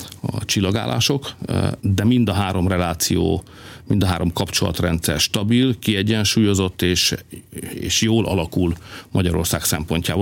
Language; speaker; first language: Hungarian; native; Hungarian